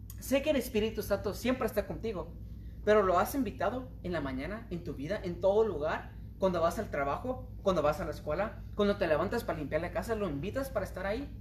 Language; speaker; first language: Spanish; early bilingual, heritage; Spanish